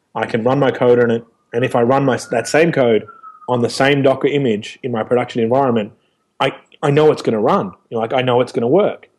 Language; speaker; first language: English; native; English